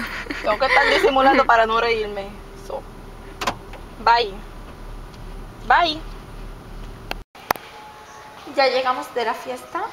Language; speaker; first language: Spanish; native; Spanish